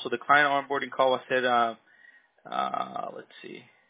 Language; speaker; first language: English; early bilingual, other home language; Spanish